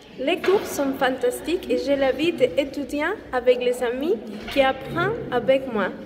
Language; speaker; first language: French; non-native, learner; Spanish